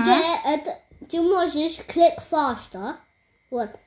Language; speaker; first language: Russian; early bilingual, heritage; Russian